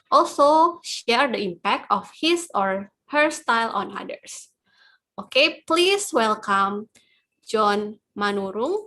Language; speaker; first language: English; non-native, fluent; Dutch